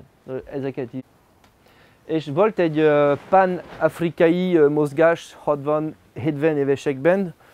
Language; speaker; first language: Hungarian; non-native, learner; French